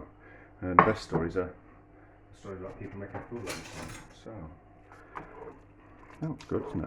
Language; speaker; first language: English; native; English